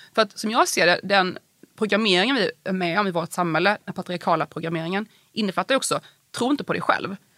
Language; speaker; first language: Swedish; native; Swedish